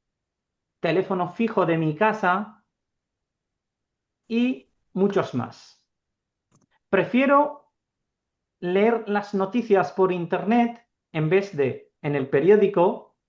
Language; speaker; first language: Spanish; non-native, fluent; Urdu